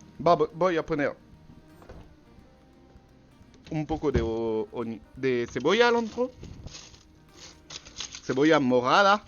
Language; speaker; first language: Spanish; non-native, learner; French